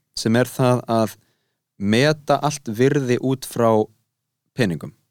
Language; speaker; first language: Icelandic; native; Icelandic